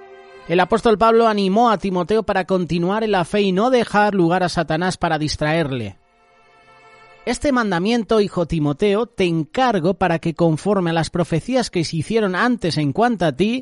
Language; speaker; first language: Spanish; native; Spanish